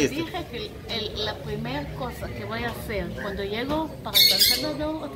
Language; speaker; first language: Spanish; non-native, fluent; Hebrew